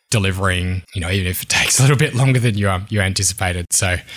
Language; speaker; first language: English; native; English